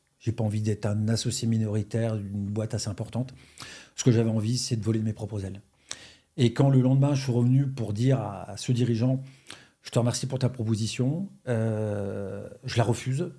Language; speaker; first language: French; native; French